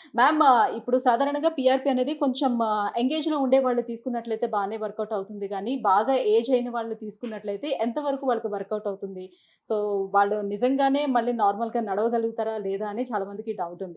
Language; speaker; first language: Telugu; native; Telugu